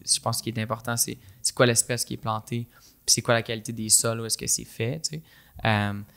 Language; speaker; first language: French; native; French